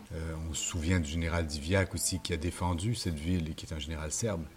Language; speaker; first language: French; native; French